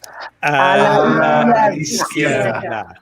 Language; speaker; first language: Spanish; non-native, learner; English